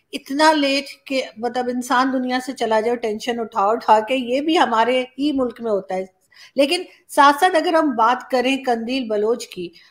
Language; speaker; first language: Urdu; native; Urdu